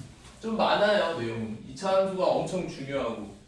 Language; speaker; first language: Korean; native; Korean